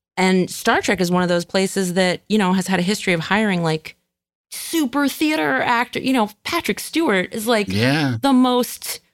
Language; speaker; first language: English; native; English